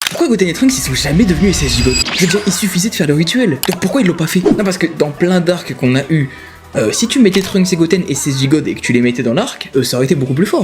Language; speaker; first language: French; native; French